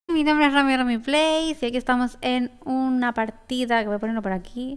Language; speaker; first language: Spanish; native; Spanish